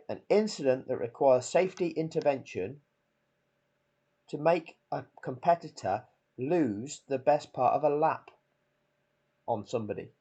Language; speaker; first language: English; native; English